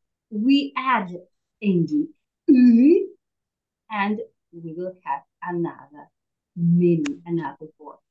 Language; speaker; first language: English; non-native, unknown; Russian